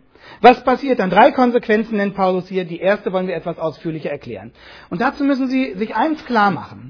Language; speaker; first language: German; native; German